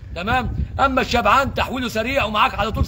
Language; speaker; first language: Arabic; native; Arabic